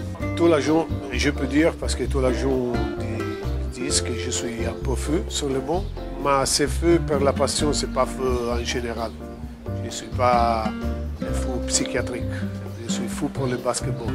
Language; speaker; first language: French; non-native, fluent; Italian